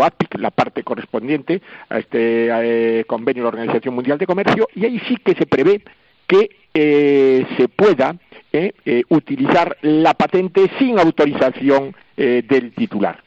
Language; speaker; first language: Spanish; native; Spanish